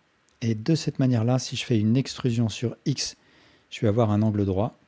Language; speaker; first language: French; native; French